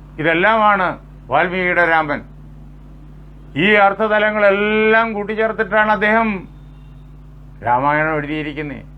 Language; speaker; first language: Malayalam; native; Malayalam